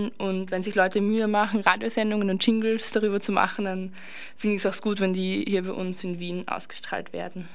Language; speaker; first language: German; native; German